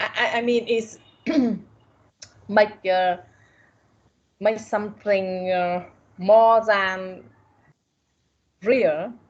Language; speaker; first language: English; non-native, learner; Vietnamese